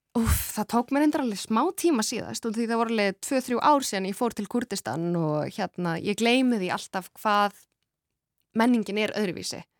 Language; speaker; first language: Icelandic; early bilingual, other home language; Kurdish